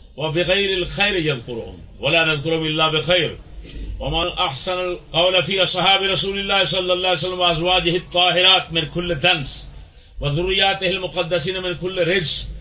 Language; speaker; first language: Arabic; non-native, fluent; Urdu